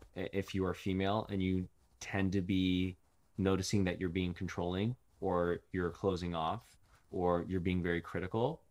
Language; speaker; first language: English; native; English